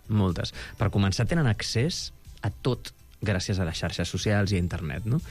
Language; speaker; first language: Catalan; native; Catalan